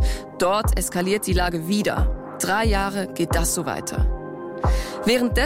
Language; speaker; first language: German; native; German